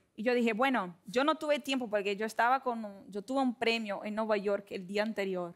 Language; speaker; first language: Spanish; non-native, learner; Portuguese